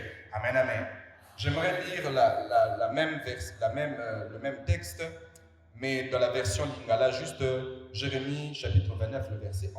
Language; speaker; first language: French; non-native, local second language; Lingala